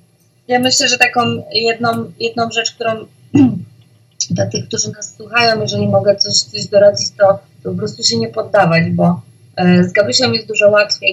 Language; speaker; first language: Polish; native; Polish